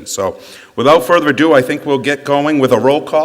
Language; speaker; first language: English; native; English